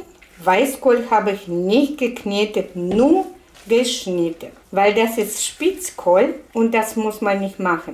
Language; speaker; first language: German; non-native, fluent; Russian